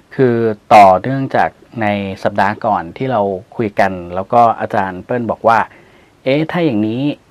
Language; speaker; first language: Thai; native; Thai